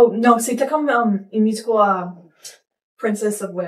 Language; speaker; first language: French; non-native, learner; English